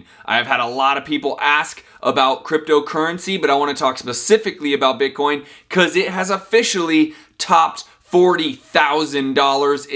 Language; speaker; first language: English; native; English